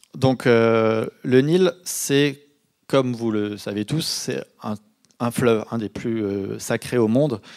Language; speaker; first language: French; native; French